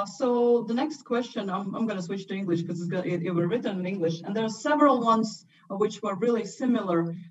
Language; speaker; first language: English; non-native, fluent; Latvian